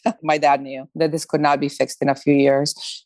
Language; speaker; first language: English; non-native, fluent; Romanian